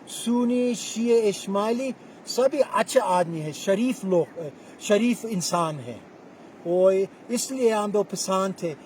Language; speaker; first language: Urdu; non-native, local second language; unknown